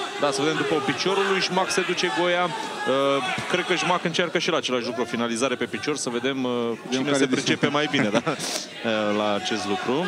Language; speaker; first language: Romanian; native; Romanian